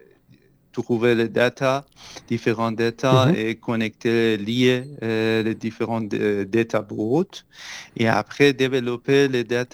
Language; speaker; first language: French; non-native, fluent; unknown